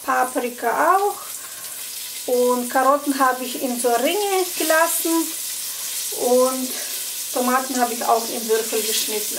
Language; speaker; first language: German; non-native, fluent; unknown